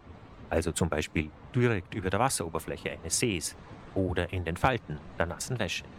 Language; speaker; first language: German; native; German